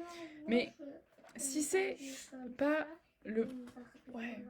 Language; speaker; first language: French; native; French